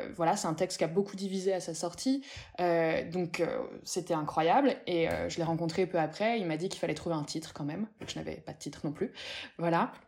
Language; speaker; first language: French; native; French